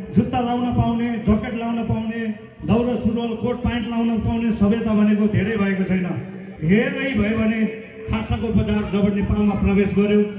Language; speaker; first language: Nepali; non-native, local second language; Eastern Tamang